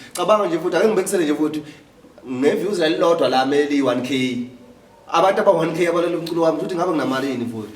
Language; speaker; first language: Zulu; native; Zulu